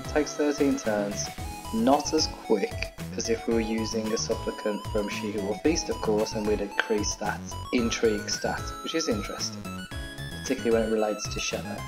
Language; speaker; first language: English; native; English